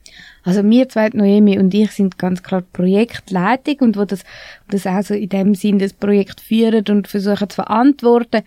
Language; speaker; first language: German; native; German